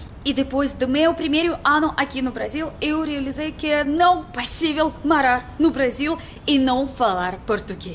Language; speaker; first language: Portuguese; non-native, learner; Russian